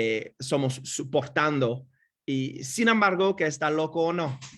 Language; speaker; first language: Spanish; non-native, fluent; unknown